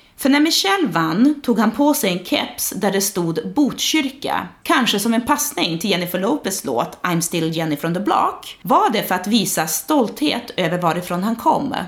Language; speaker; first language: Swedish; early bilingual, other home language; Portuguese